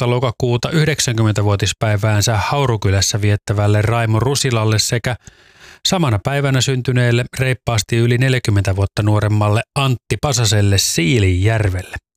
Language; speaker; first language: Finnish; native; Finnish